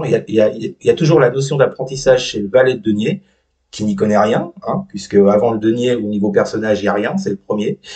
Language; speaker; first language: French; native; French